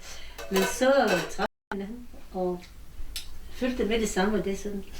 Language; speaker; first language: Danish; non-native, learner; Russian